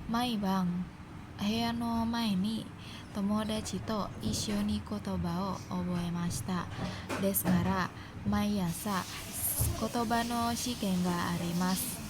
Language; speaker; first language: Japanese; non-native, learner; Indonesian